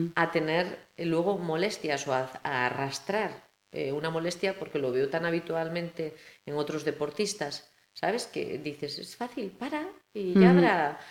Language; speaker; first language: Spanish; native; Spanish